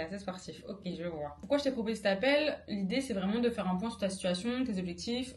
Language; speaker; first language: French; native; French